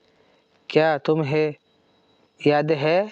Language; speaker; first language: Hindi; non-native, learner; Bangla